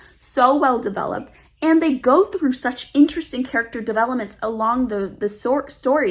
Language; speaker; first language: English; native; English